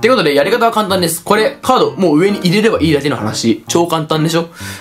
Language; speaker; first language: Japanese; native; Japanese